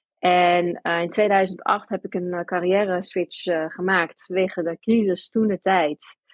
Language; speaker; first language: Dutch; early bilingual, heritage; Dutch